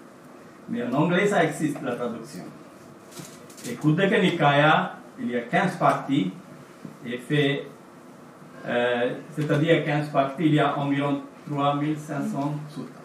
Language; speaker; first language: French; non-native, fluent; Sinhala